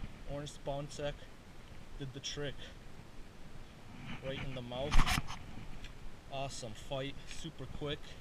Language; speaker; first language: English; early bilingual, other home language; Polish